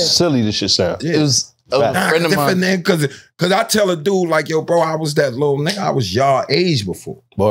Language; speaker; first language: English; native; English